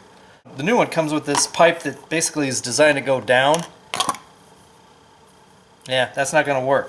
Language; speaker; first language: English; native; English